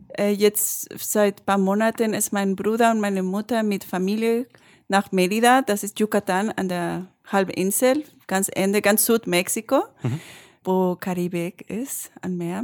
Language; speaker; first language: German; non-native, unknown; Spanish